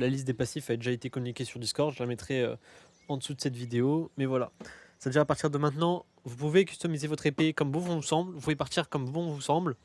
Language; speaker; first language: French; native; French